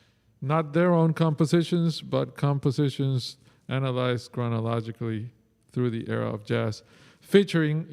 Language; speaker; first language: English; non-native, fluent; Spanish